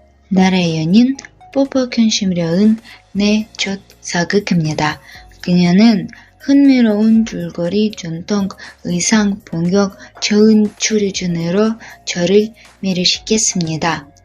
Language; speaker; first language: Korean; non-native, learner; Russian